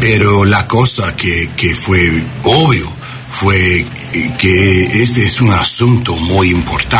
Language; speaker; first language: Spanish; non-native, learner; English